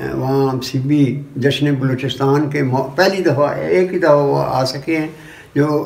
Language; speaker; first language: Urdu; native; Urdu